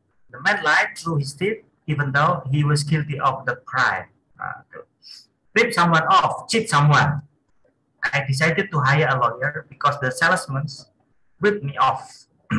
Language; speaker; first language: English; non-native, fluent; Indonesian